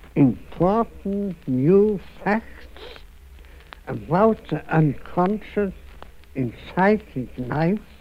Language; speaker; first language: English; non-native, fluent; German